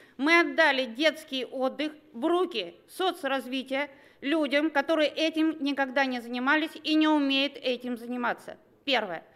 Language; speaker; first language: Russian; native; Russian